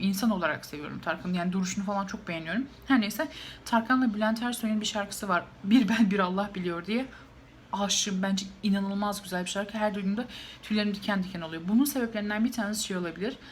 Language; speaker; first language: Turkish; native; Turkish